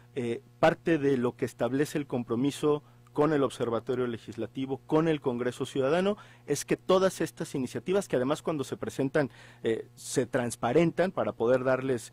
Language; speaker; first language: Spanish; native; Spanish